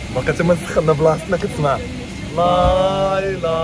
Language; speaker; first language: Arabic; native; Arabic